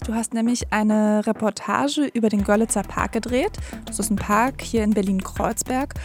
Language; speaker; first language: German; native; German